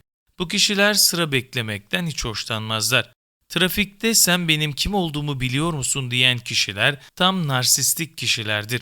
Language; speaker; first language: Turkish; native; Turkish